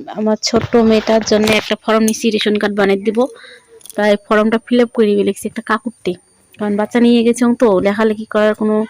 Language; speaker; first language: Bangla; non-native, local second language; Rangpuri